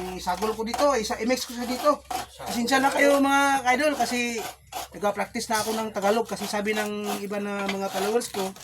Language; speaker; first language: Filipino; non-native, local second language; Cebuano